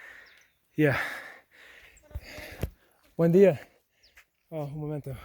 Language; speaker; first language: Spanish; non-native, learner; English